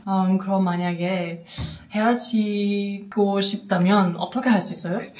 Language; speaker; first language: Korean; non-native, learner; German